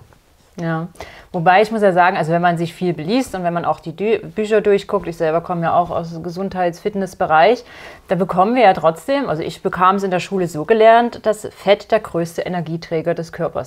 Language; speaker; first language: German; native; German